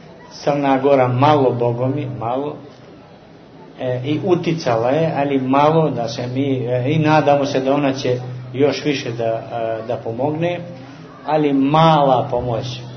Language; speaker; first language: Serbian; early bilingual, heritage; Serbian